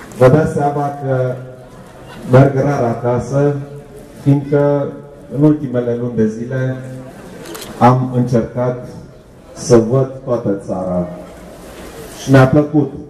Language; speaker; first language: Romanian; non-native, local second language; German